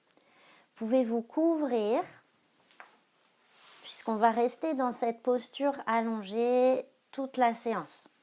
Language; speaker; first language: French; native; French